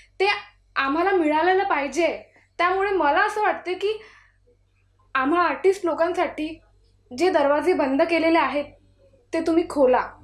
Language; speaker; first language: Marathi; native; Marathi